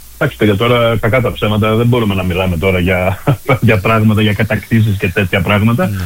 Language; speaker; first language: Greek; native; Greek